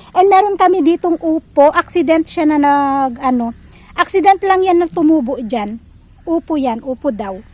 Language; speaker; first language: Filipino; non-native, local second language; Iloko